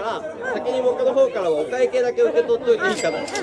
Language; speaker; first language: Japanese; native; Japanese